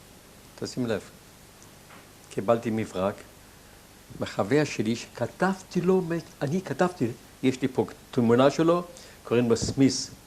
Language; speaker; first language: Hebrew; non-native, fluent; German